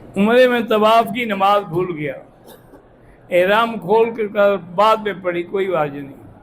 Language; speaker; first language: Urdu; native; Urdu